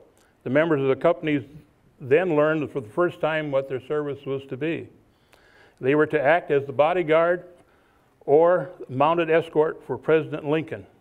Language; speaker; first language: English; native; English